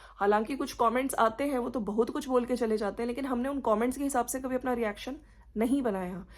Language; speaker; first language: Hindi; native; Hindi